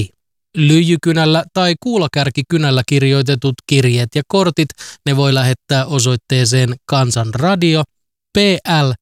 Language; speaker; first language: Finnish; native; Finnish